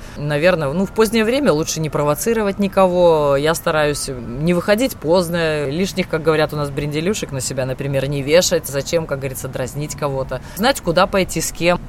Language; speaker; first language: Russian; native; Russian